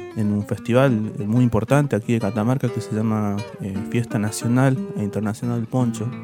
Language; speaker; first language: Spanish; native; Spanish